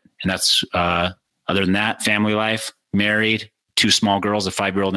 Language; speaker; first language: English; native; English